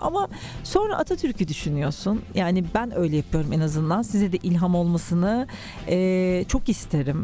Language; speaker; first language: Turkish; native; Turkish